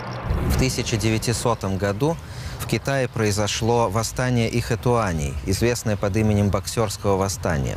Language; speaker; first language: Russian; native; Russian